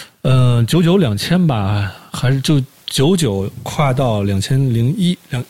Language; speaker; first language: Chinese; native; Chinese